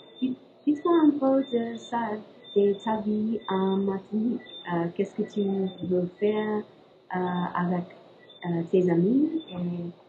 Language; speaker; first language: French; non-native, learner; English